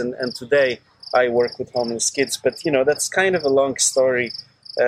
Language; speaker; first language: English; non-native, fluent; Polish